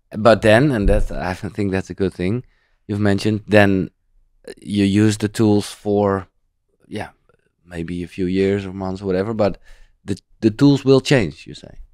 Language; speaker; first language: English; non-native, fluent; Dutch